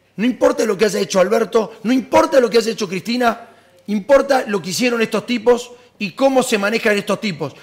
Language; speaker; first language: Spanish; native; Spanish